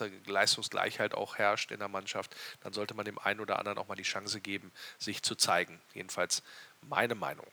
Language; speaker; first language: German; native; German